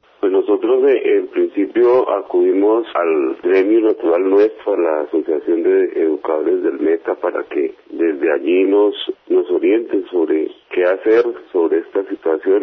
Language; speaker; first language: Spanish; native; Spanish